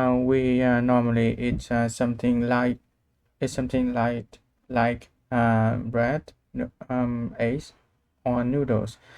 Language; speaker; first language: English; non-native, learner; Vietnamese